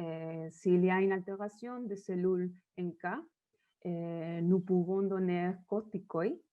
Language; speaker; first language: French; non-native, learner; Spanish